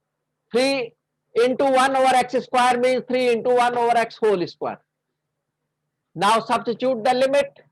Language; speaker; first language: English; non-native, local second language; Hindi